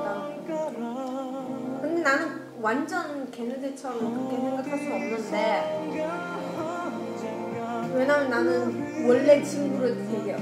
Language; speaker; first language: Korean; non-native, learner; Chinese